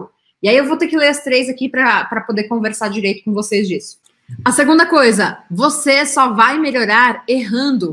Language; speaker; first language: Portuguese; native; Portuguese